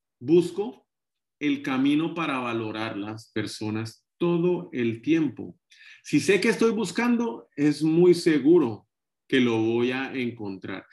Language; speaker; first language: Spanish; native; Spanish